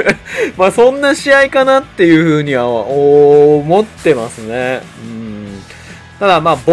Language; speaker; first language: Japanese; native; Japanese